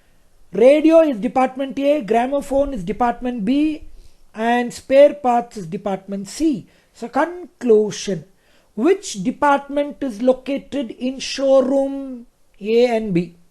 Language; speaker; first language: English; non-native, local second language; Kannada